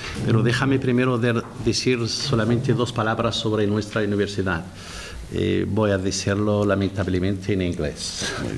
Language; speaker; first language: Spanish; non-native, learner; Arabic